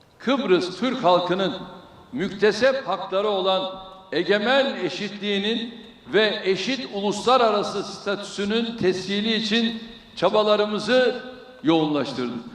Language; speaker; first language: Turkish; native; Turkish